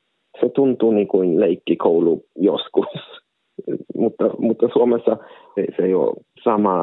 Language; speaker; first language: Finnish; non-native, local second language; Swedish